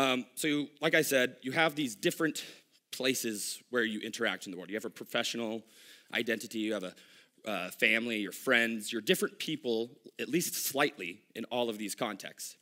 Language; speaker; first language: English; native; English